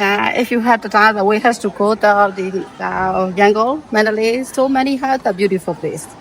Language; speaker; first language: English; non-native, learner; Burmese